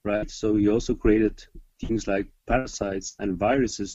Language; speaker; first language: English; non-native, fluent; Dutch